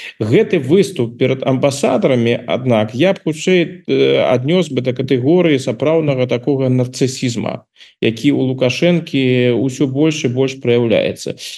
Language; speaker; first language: Belarusian; native; Belarusian